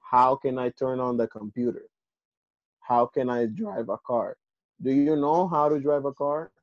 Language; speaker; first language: English; non-native, fluent; Spanish